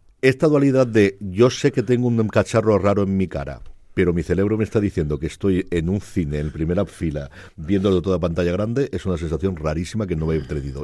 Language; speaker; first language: Spanish; native; Spanish